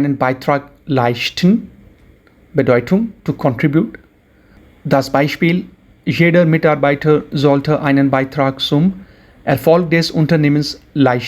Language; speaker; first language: German; non-native, fluent; Hindi